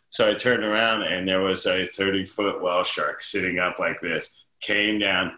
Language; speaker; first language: English; native; English